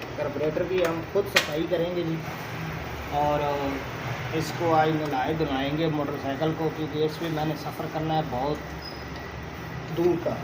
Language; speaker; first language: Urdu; non-native, local second language; Punjabi